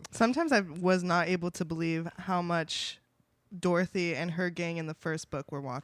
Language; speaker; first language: English; native; English